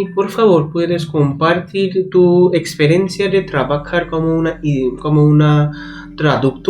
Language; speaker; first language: Spanish; non-native, learner; Bangla